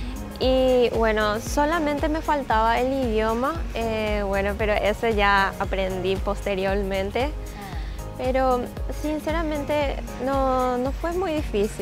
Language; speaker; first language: Spanish; non-native, fluent; Japanese